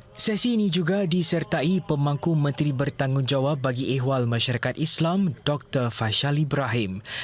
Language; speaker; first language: Malay; native; Malay